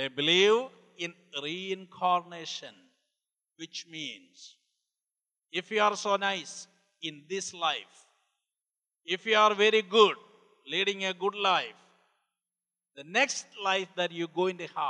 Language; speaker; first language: English; non-native, local second language; Malayalam